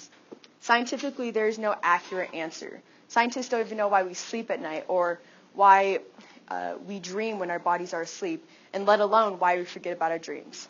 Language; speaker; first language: English; native; English